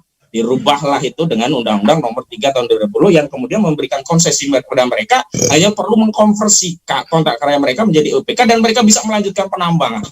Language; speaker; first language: Indonesian; native; Indonesian